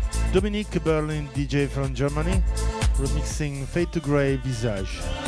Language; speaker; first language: English; non-native, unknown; Italian